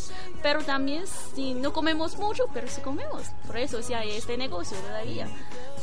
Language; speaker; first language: Spanish; non-native, learner; Chinese